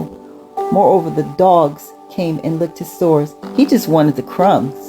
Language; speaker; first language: English; native; English